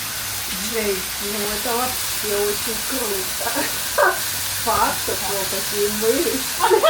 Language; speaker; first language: Russian; native; Russian